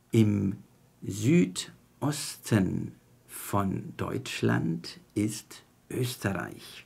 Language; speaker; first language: German; non-native, fluent; Chinese